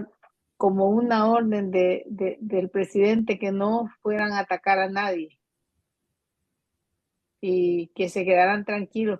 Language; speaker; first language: Spanish; native; Spanish